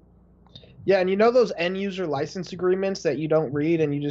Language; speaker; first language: English; native; English